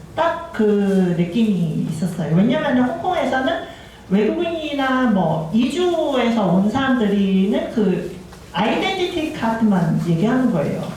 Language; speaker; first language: Korean; non-native, fluent; Cantonese